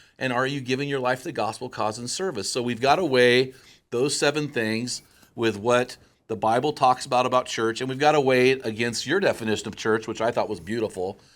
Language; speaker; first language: English; native; English